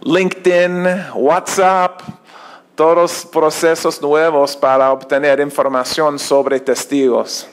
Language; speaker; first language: Spanish; non-native, learner; English